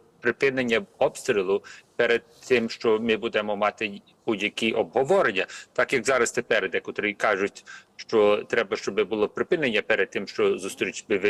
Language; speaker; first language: Ukrainian; early bilingual, heritage; Ukrainian